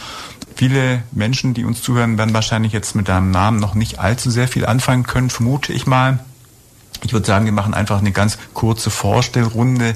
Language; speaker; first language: German; native; German